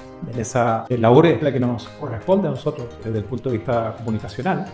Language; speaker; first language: Spanish; native; Spanish